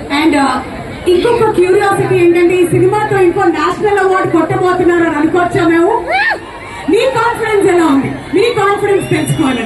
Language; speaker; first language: Telugu; native; Telugu